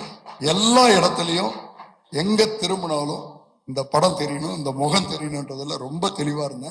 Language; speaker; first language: Tamil; native; Tamil